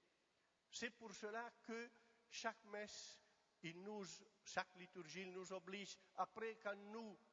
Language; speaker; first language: French; non-native, fluent; Italian